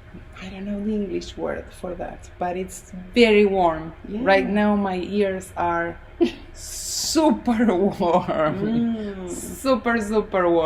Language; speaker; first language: English; non-native, fluent; Spanish